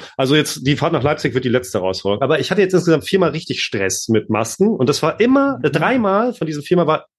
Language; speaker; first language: German; native; German